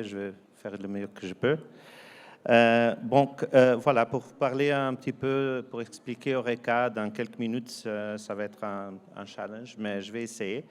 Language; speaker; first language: French; non-native, fluent; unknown